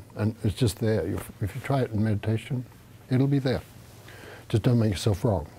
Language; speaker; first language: English; native; English